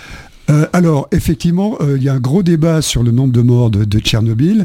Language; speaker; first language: French; native; French